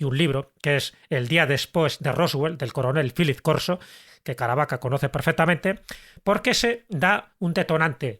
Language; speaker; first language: Spanish; native; Spanish